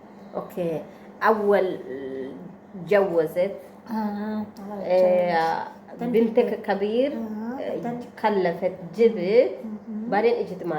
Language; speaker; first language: Arabic; non-native, learner; Amharic